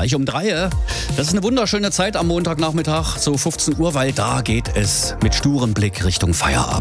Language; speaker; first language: German; native; German